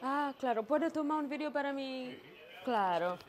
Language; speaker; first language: Spanish; non-native, learner; Swahili